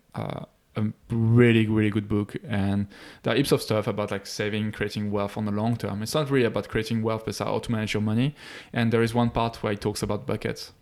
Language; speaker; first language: English; non-native, fluent; French